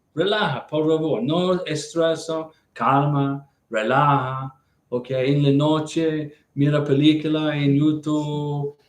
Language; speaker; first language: Spanish; non-native, learner; English